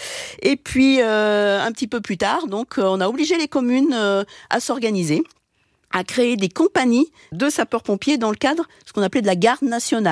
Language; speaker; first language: French; native; French